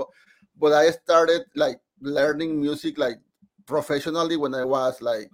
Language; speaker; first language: English; non-native, fluent; Spanish